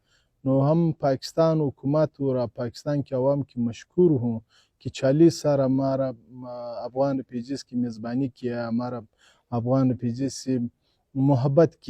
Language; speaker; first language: Hindi; non-native, fluent; Pashto